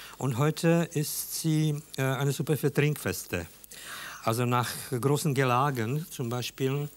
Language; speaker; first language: German; non-native, fluent; Czech